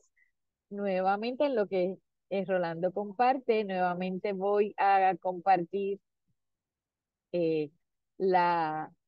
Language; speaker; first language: Spanish; native; Spanish